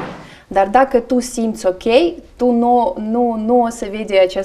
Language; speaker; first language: Romanian; non-native, learner; Russian